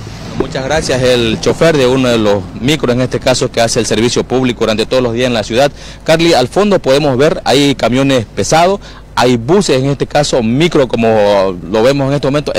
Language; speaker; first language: Spanish; native; Spanish